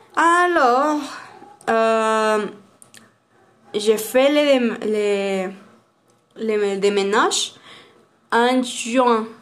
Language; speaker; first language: French; non-native, learner; Spanish